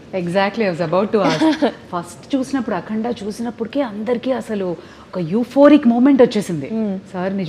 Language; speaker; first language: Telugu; native; Telugu